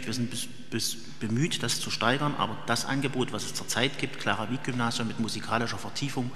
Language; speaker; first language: German; native; German